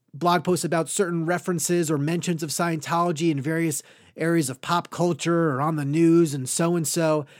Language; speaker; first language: English; native; English